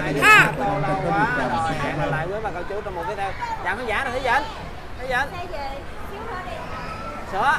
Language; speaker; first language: Vietnamese; native; Vietnamese